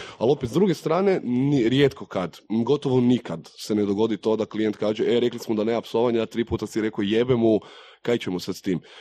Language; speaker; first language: Croatian; native; Croatian